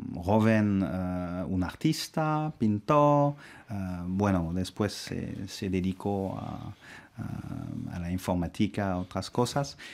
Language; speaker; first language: Spanish; non-native, fluent; French